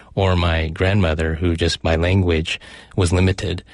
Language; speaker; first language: English; early bilingual, other home language; Chinese